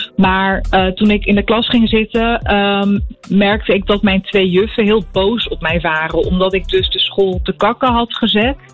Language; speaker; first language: Dutch; early bilingual, other home language; Arabic